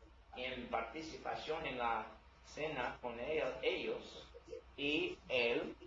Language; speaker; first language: Spanish; non-native, learner; English